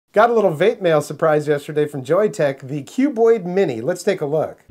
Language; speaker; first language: English; native; English